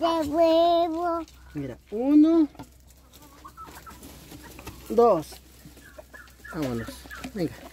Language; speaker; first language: Spanish; native; Spanish